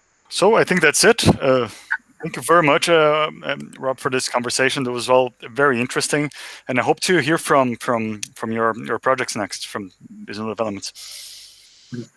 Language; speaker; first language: English; non-native, fluent; Portuguese